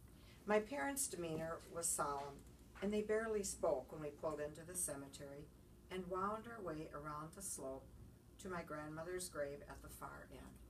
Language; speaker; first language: English; native; English